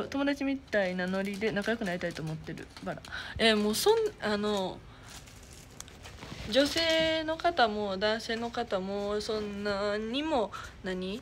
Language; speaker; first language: Japanese; native; Japanese